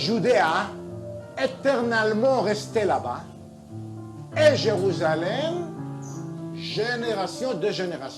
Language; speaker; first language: French; non-native, learner; Hebrew